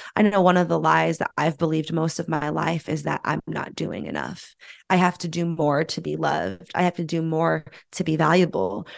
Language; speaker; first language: English; native; English